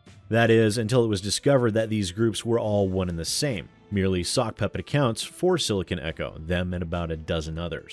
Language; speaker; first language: English; native; English